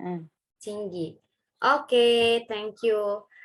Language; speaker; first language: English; non-native, learner; Indonesian